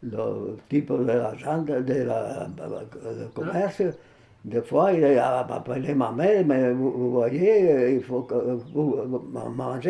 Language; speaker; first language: French; non-native, fluent; Spanish